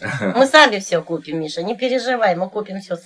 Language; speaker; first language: Russian; native; Russian